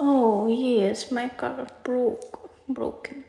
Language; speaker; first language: English; non-native, learner; Ukrainian